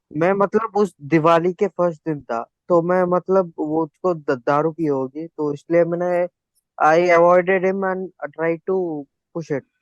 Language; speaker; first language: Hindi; non-native, local second language; Kannada